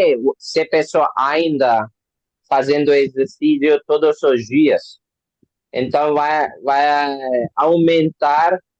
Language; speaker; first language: Portuguese; non-native, learner; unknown